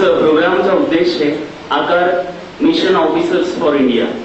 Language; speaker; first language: Hindi; non-native, local second language; Marathi